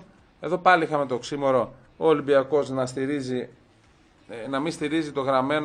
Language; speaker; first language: Greek; native; Greek